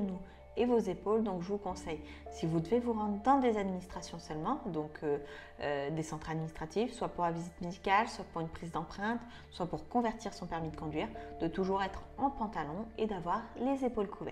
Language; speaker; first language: French; native; French